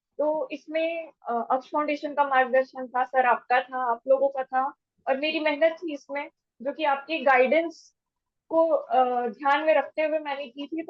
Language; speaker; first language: Hindi; native; Hindi